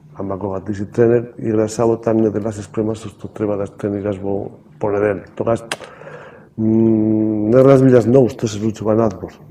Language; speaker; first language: Macedonian; non-native, learner; Spanish